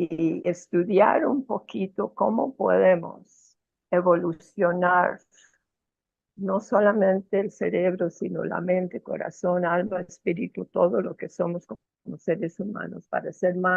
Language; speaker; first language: Spanish; non-native, fluent; English